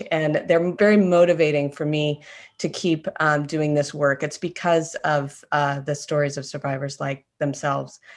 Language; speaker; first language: English; native; English